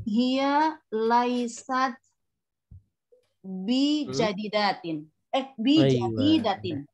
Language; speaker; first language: Arabic; non-native, learner; Indonesian